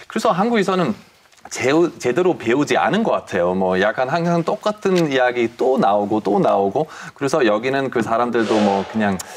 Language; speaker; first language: Korean; non-native, fluent; German